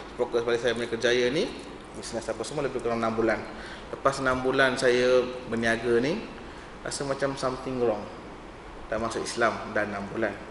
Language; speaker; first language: Malay; non-native, local second language; Tamil